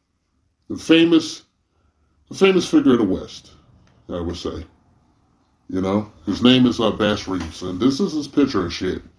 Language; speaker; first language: English; native; English